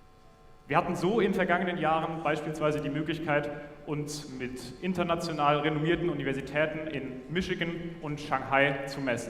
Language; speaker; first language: German; native; German